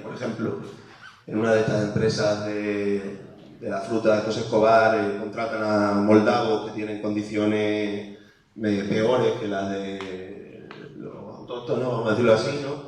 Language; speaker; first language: Spanish; native; Spanish